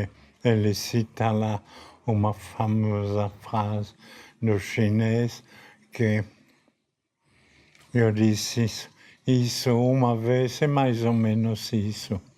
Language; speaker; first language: Portuguese; non-native, fluent; French